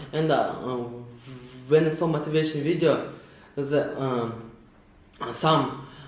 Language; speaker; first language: English; non-native, learner; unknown